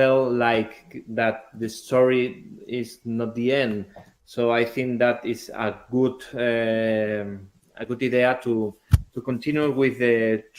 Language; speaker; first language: English; non-native, learner; Spanish